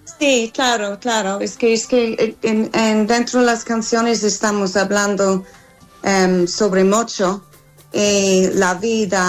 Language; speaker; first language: Spanish; non-native, fluent; English